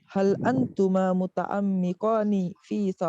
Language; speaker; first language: Arabic; non-native, learner; Indonesian